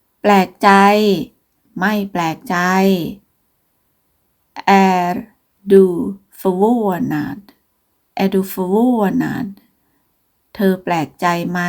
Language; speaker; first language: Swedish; non-native, fluent; Thai